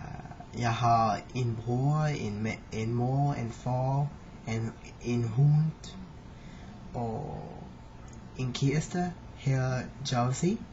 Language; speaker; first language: Danish; non-native, learner; English